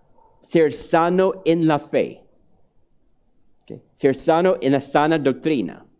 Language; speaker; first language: Spanish; non-native, fluent; English